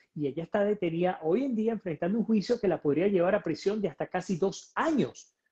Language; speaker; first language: Spanish; native; Spanish